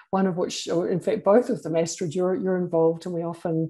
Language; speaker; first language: English; native; English